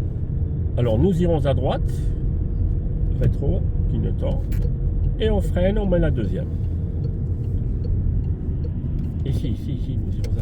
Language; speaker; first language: French; native; French